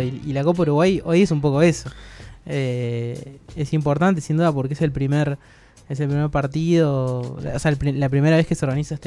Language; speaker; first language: Spanish; native; Spanish